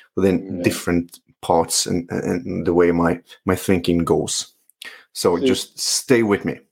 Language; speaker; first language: English; non-native, fluent; Norwegian